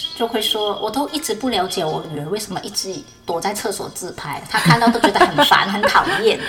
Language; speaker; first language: Chinese; non-native, fluent; Cantonese